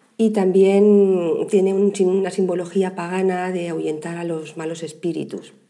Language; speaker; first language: Spanish; native; Spanish